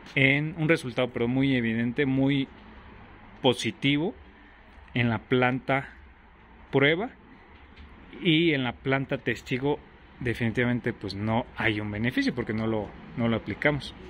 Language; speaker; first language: Spanish; native; Spanish